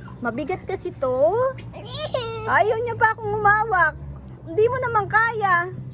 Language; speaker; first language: Filipino; native; Filipino